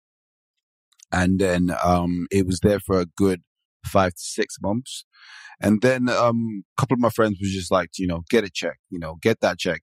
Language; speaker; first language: English; non-native, local second language; Yoruba